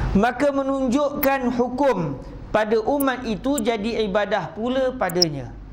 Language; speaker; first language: Malay; native; Malay